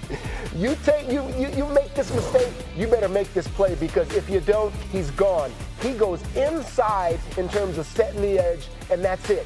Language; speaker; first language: English; native; English